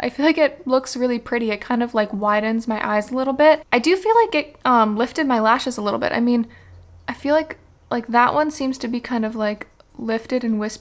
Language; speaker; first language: English; native; English